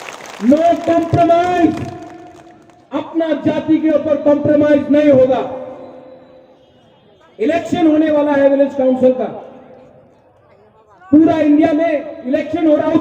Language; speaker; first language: Hindi; non-native, local second language; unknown